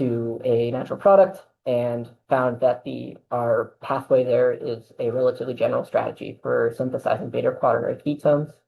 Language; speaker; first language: English; native; English